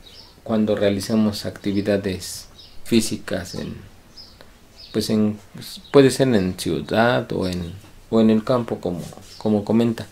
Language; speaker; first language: Spanish; native; Spanish